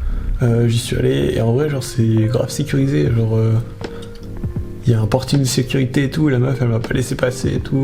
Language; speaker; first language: French; native; French